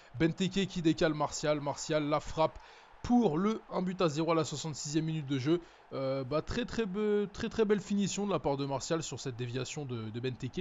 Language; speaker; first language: French; native; French